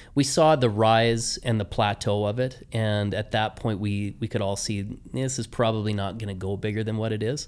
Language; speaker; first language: English; native; English